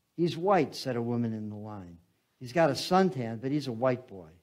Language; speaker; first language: English; native; English